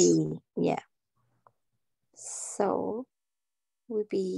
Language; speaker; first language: English; non-native, learner; Vietnamese